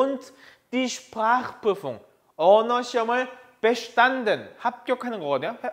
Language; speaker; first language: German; non-native, fluent; Korean